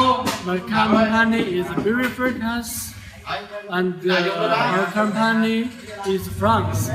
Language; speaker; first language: English; non-native, learner; Chinese